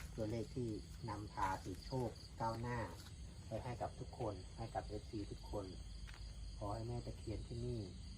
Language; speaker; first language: Thai; non-native, local second language; Northern Khmer